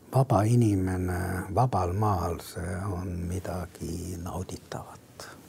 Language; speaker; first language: Estonian; non-native, local second language; Russian